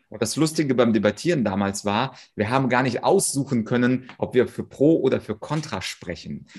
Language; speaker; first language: German; early bilingual, other home language; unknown